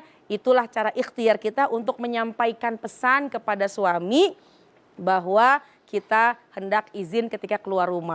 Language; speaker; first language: Indonesian; native; Indonesian